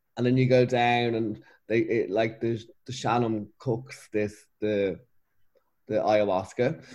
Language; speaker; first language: English; native; English